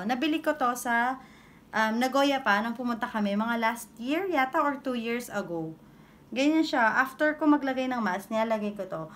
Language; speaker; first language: Filipino; native; Filipino